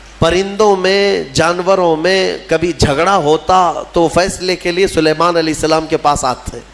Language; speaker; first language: Urdu; native; Urdu